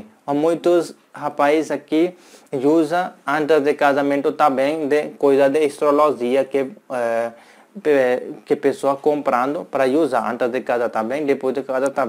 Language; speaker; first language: Portuguese; non-native, learner; Hindi